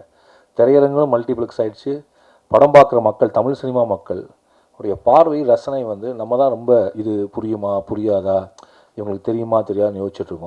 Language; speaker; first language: Tamil; native; Tamil